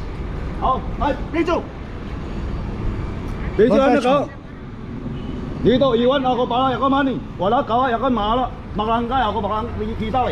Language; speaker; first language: Filipino; non-native, learner; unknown